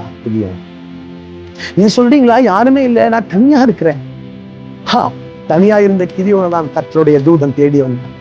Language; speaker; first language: Tamil; native; Tamil